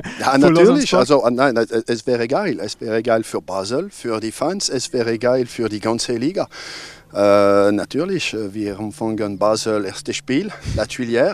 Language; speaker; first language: German; non-native, local second language; French